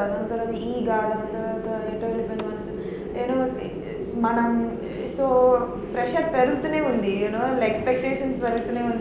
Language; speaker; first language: Telugu; non-native, local second language; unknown